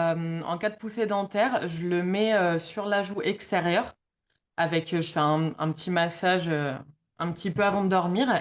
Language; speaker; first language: French; native; French